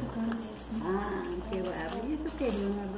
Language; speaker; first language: Spanish; native; Spanish